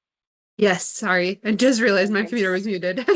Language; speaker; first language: English; native; English